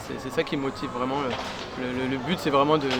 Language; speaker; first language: French; native; French